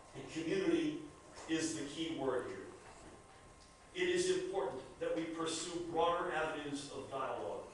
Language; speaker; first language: English; native; English